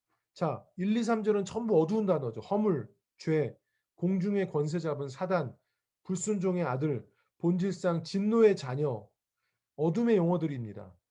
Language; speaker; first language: Korean; native; Korean